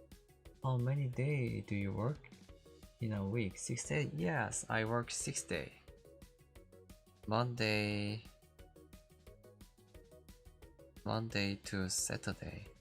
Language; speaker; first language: English; non-native, learner; Korean